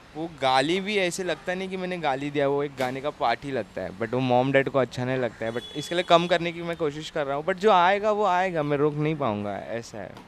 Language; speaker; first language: Hindi; native; Hindi